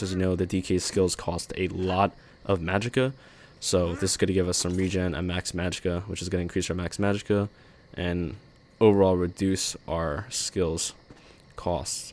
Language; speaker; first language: English; native; English